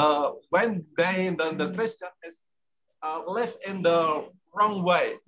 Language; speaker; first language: English; non-native, learner; Indonesian